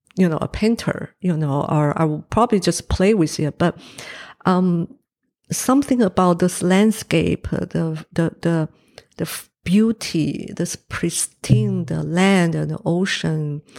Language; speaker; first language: English; non-native, fluent; Chinese